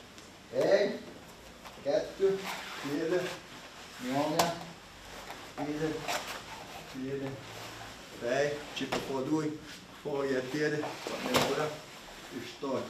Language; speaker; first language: Hungarian; non-native, learner; Portuguese